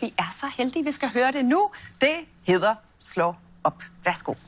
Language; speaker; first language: Danish; native; Danish